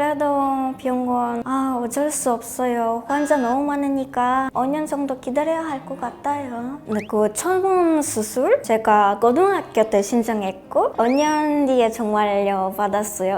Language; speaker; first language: Korean; non-native, learner; Polish